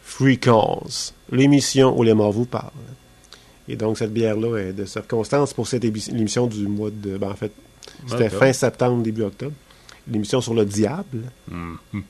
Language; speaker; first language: French; native; French